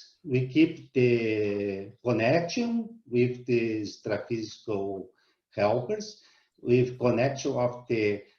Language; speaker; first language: English; non-native, learner; Portuguese